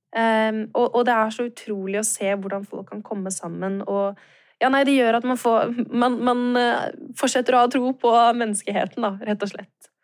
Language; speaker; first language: Norwegian; native; Norwegian